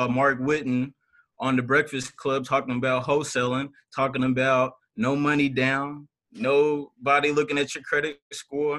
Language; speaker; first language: English; native; English